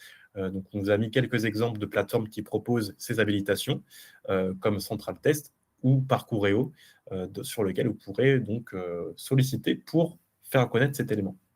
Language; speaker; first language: French; native; French